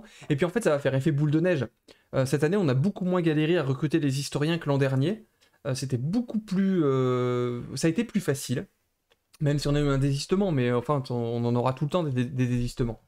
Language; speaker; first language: French; native; French